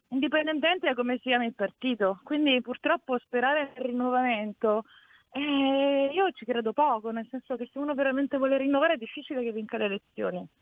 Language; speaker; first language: Italian; native; Italian